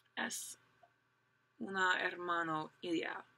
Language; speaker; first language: Spanish; non-native, learner; English